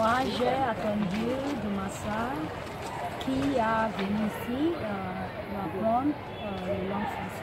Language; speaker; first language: French; non-native, learner; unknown